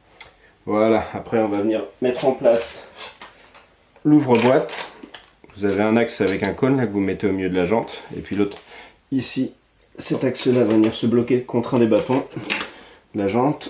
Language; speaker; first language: French; native; French